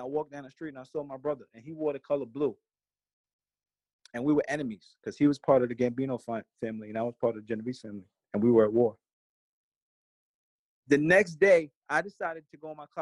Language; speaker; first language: English; native; English